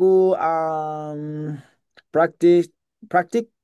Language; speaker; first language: Indonesian; non-native, learner; English